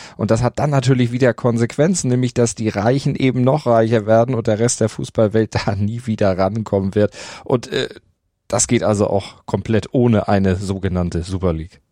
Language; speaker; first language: German; native; German